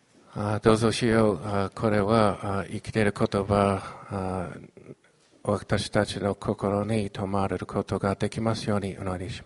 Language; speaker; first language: Japanese; non-native, fluent; Chinese